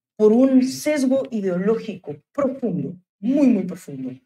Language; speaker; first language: Spanish; native; Spanish